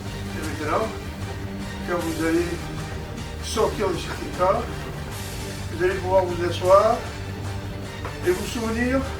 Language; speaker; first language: French; native; French